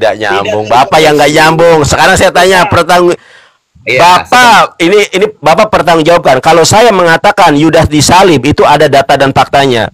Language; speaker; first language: Indonesian; native; Indonesian